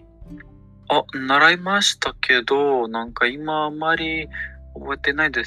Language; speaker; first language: Japanese; non-native, fluent; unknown